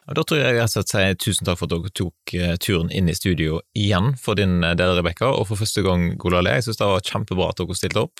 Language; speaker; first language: Norwegian; native; Norwegian